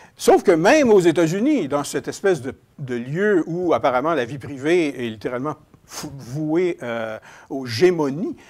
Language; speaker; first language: French; native; French